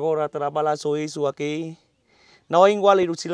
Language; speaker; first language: Portuguese; non-native, learner; Vietnamese